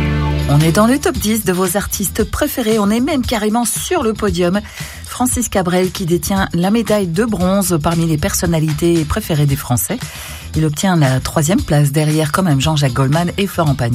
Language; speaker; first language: French; native; French